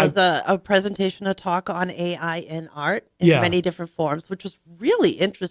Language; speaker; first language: English; native; English